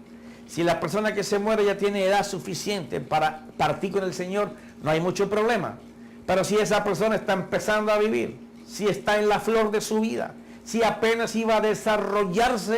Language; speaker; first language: Spanish; native; Spanish